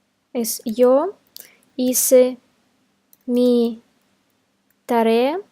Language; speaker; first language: Spanish; non-native, fluent; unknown